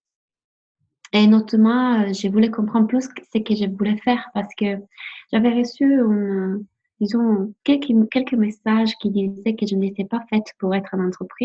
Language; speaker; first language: French; non-native, fluent; Italian